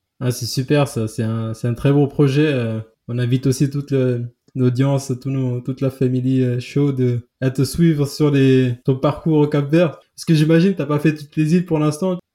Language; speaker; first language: French; early bilingual, other home language; Kabuverdianu